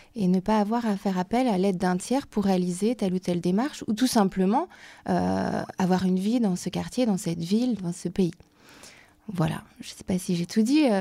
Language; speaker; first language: French; native; French